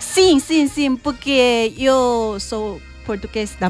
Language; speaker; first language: Spanish; non-native, learner; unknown